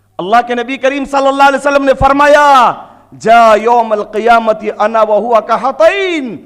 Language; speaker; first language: Urdu; native; Urdu